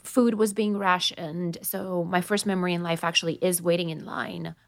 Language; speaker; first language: English; non-native, fluent; Romanian